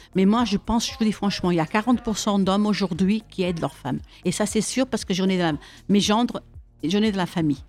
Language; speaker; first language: French; early bilingual, other home language; Portuguese